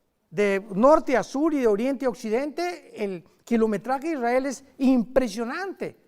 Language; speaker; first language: Spanish; native; Spanish